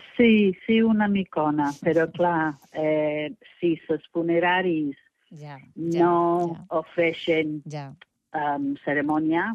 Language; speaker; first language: Catalan; non-native, fluent; English